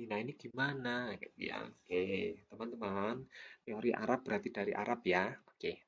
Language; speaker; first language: Indonesian; native; Indonesian